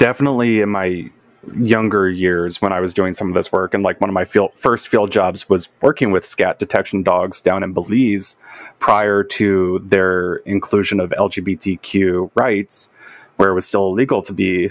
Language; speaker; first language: English; native; English